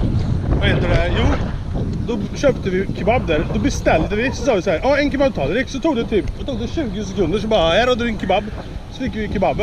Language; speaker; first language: Swedish; native; Swedish